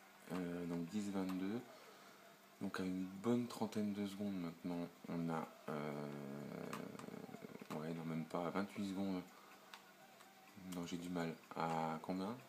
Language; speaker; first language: French; native; French